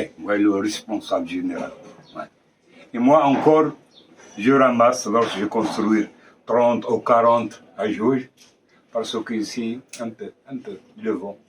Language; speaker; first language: French; non-native, local second language; Arabic